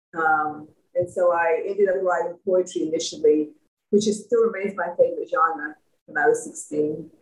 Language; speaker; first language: English; native; English